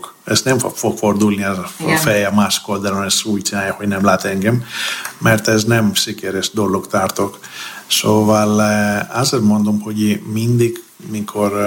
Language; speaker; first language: Hungarian; non-native, learner; Greek